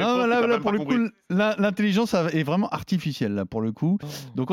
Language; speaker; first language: French; native; French